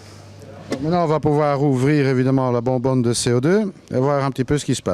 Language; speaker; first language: French; native; French